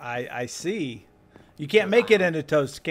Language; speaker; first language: English; native; English